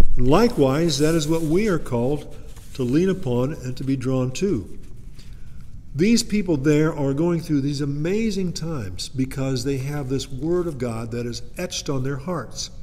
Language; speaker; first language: English; native; English